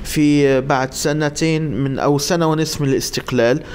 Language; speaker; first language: Arabic; native; Arabic